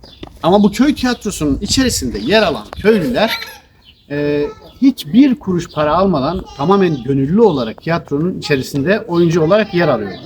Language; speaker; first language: Turkish; native; Turkish